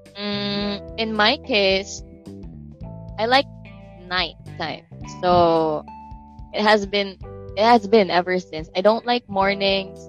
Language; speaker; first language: English; non-native, local second language; Filipino